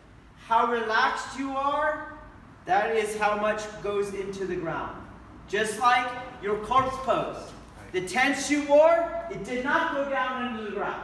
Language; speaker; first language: English; native; English